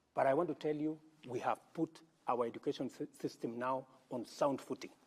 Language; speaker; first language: English; non-native, local second language; Kalenjin